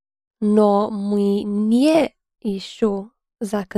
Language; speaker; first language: Russian; non-native, learner; English